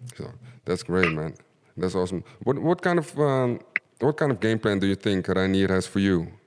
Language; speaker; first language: English; non-native, fluent; Dutch